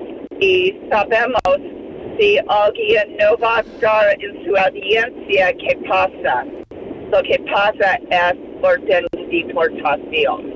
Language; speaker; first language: Spanish; non-native, learner; English